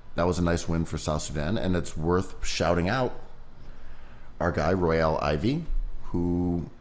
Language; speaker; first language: English; native; English